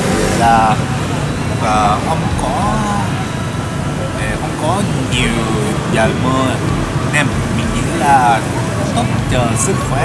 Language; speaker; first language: Vietnamese; non-native, learner; Japanese